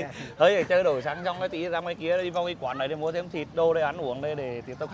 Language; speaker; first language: Vietnamese; native; Vietnamese